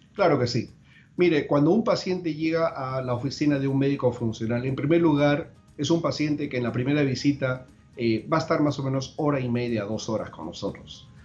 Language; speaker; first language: Spanish; native; Spanish